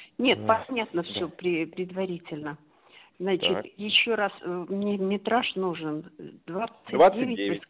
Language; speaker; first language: Russian; native; Russian